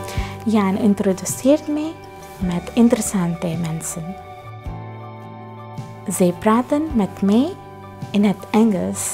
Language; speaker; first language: Dutch; non-native, learner; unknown